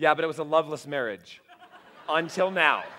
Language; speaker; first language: English; native; English